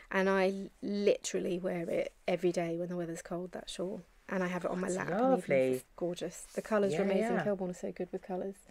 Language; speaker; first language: English; native; English